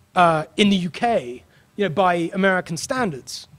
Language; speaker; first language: English; native; English